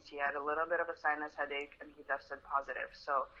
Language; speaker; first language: English; early bilingual, other home language; Russian